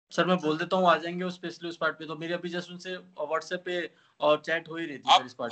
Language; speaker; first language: Hindi; native; Hindi